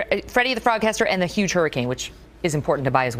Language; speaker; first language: English; native; English